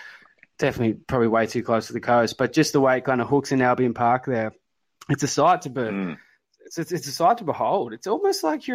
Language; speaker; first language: English; native; English